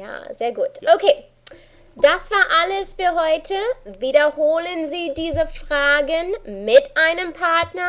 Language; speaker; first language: German; non-native, fluent; English